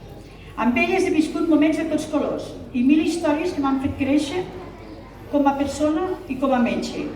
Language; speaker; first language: Catalan; native; Catalan